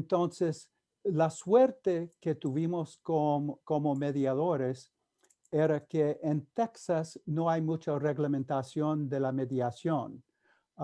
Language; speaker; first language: Spanish; non-native, fluent; English